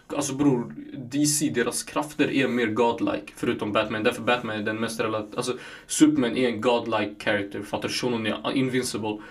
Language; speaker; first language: Swedish; native; Swedish